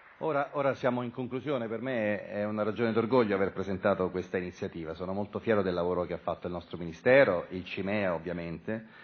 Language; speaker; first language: Italian; native; Italian